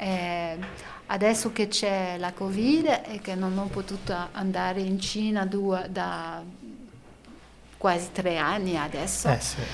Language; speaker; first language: Italian; non-native, learner; French